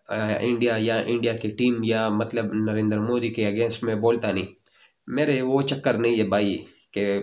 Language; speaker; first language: Urdu; native; Urdu